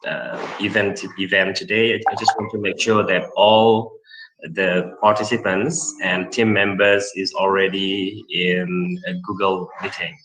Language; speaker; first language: English; non-native, fluent; Indonesian